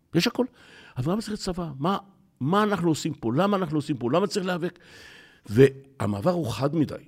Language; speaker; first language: Hebrew; native; Hebrew